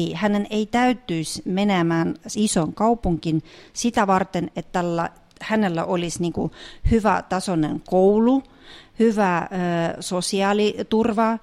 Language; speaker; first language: Finnish; non-native, fluent; Russian